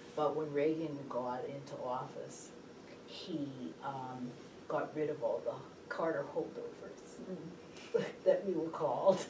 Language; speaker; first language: English; native; English